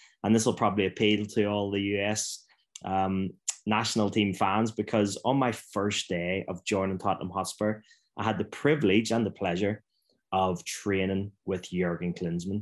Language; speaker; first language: English; native; English